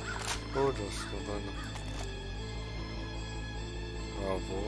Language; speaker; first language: German; non-native, learner; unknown